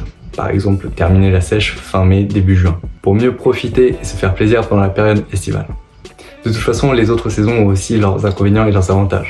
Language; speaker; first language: French; native; French